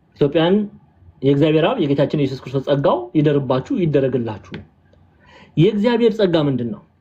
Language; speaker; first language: Amharic; early bilingual, heritage; Amharic